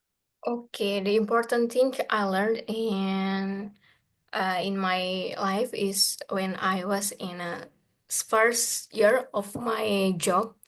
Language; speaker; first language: English; non-native, learner; Indonesian